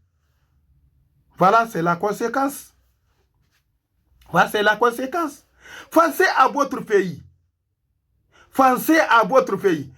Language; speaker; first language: French; non-native, local second language; Hausa